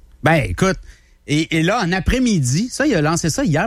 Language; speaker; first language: French; native; French